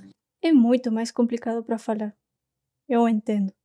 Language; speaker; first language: Portuguese; non-native, fluent; Spanish